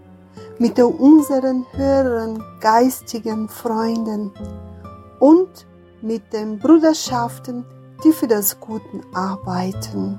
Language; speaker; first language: German; non-native, fluent; Portuguese